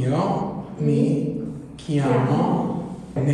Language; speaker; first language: Italian; non-native, learner; English